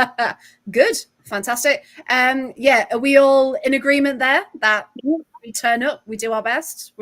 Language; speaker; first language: English; native; English